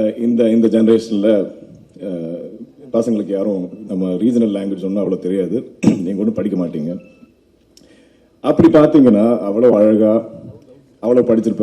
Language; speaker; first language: Tamil; non-native, local second language; Malayalam